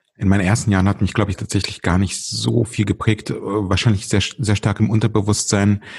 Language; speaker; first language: German; early bilingual, other home language; Russian